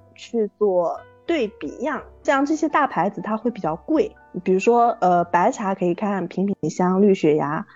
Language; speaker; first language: Chinese; native; Chinese